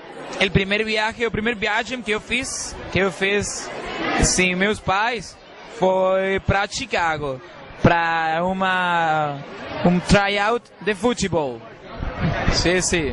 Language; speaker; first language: Portuguese; early bilingual, heritage; Spanish